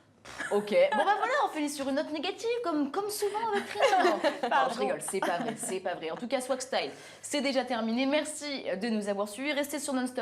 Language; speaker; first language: French; native; French